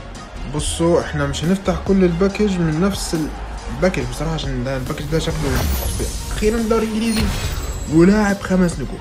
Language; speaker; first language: Arabic; native; Arabic